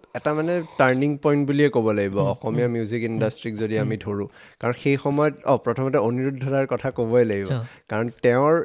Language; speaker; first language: Assamese; native; Assamese